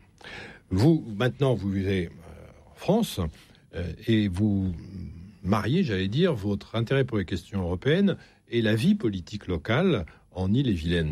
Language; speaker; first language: French; native; French